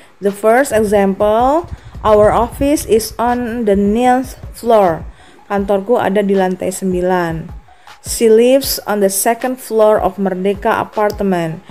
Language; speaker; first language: English; non-native, fluent; Indonesian